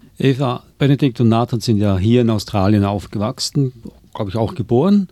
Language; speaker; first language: German; native; German